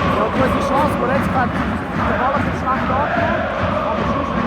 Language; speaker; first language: German; native; German